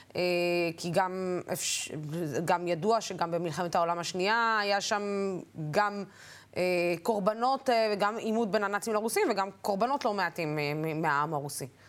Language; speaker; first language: Hebrew; non-native, local second language; Arabic